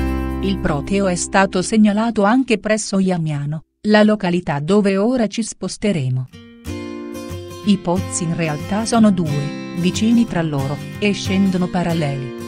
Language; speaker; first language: Italian; native; Italian